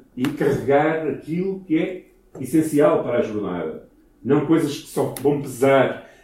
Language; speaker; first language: Portuguese; native; Portuguese